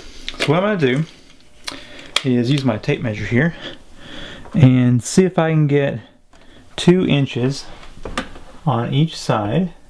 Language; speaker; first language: English; native; English